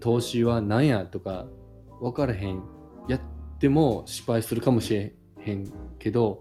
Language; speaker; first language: Japanese; non-native, fluent; Chinese